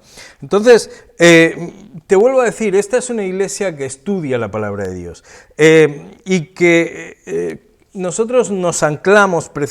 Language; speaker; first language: Spanish; native; Spanish